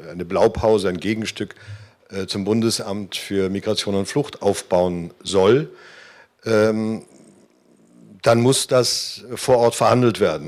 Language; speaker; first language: German; native; German